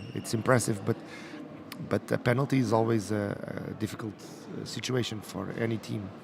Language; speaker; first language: English; non-native, fluent; Portuguese